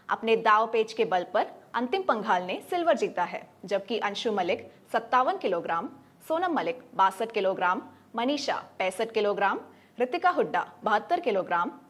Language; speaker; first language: Hindi; non-native, local second language; Malayalam